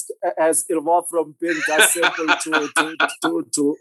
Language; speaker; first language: English; non-native, local second language; Zulu